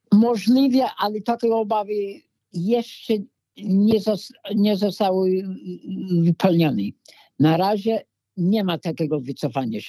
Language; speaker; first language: Polish; non-native, fluent; English